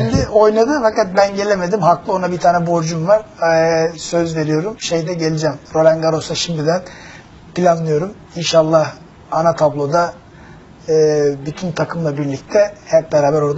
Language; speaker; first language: Turkish; native; Turkish